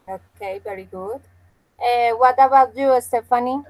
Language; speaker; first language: English; non-native, fluent; Spanish